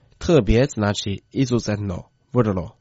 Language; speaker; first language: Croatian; non-native, fluent; Chinese